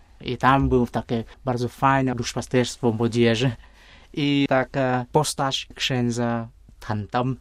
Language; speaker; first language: Polish; non-native, fluent; Vietnamese